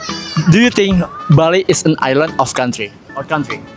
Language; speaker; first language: English; non-native, learner; Indonesian